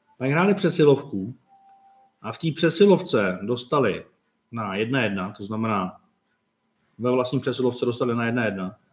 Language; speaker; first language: Czech; native; Czech